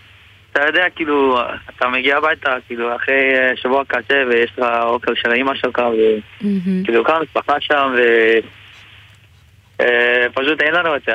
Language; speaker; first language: Hebrew; non-native, fluent; English